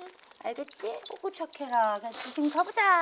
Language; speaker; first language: Korean; native; Korean